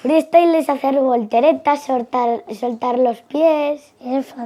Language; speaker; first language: Spanish; native; Spanish